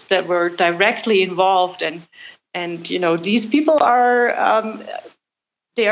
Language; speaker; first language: English; non-native, fluent; German